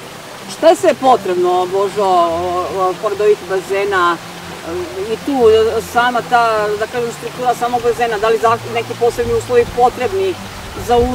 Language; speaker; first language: Croatian; native; Croatian